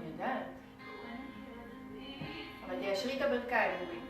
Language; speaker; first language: Hebrew; native; Hebrew